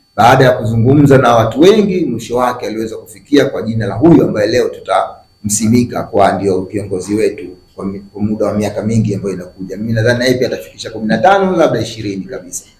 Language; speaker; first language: Swahili; native; Swahili